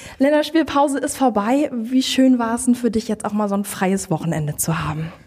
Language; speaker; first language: German; native; German